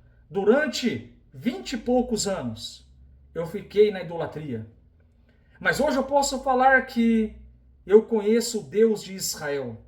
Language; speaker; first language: Portuguese; native; Portuguese